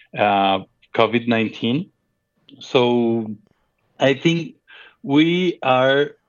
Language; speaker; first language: English; non-native, fluent; Spanish